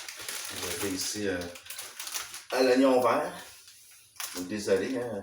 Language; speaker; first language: French; native; French